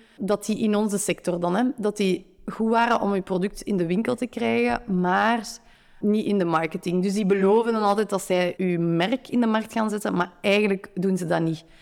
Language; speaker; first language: Dutch; native; Dutch